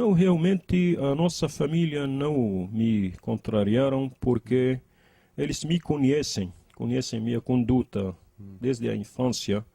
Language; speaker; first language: Portuguese; non-native, learner; Arabic